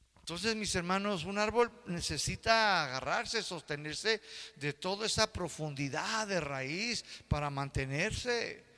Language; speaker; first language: Spanish; early bilingual, heritage; Spanish